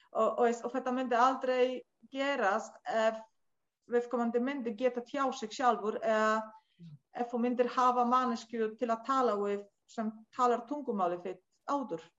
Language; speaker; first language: Icelandic; non-native, fluent; Polish